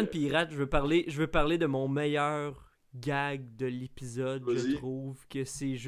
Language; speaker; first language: French; native; French